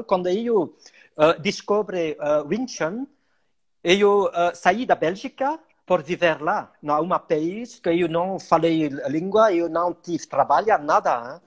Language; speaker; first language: Portuguese; non-native, learner; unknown